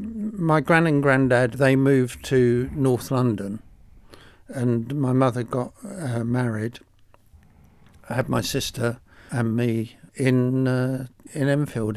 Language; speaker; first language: English; native; English